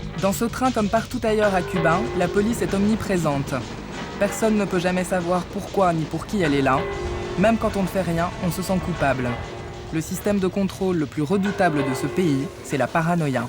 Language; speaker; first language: French; native; French